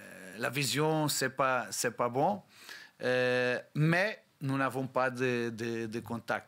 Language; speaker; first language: French; non-native, learner; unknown